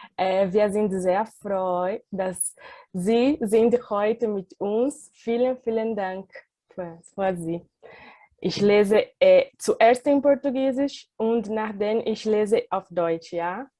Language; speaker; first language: German; non-native, learner; Portuguese